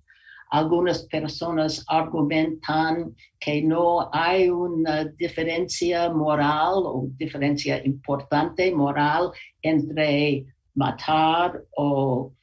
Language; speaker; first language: Spanish; non-native, learner; English